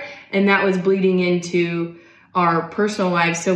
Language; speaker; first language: English; native; English